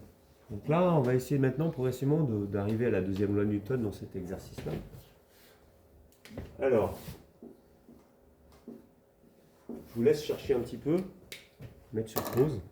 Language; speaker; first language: French; native; French